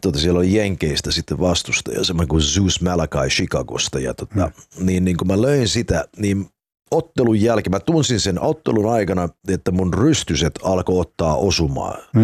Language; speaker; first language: Finnish; early bilingual, heritage; Finnish